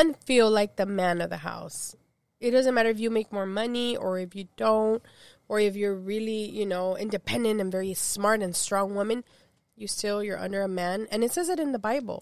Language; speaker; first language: English; early bilingual, other home language; Spanish